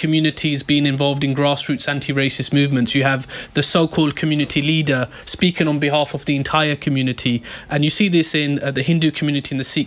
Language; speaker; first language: English; native; English